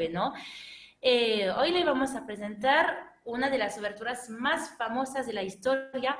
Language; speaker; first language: Spanish; non-native, fluent; French